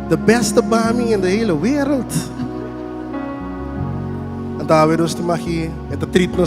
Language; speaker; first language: Dutch; non-native, local second language; Papiamento